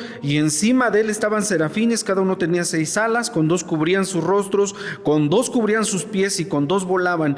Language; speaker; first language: Spanish; native; Spanish